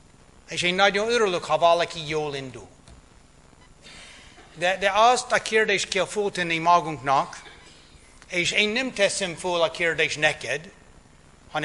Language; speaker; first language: Hungarian; non-native, fluent; English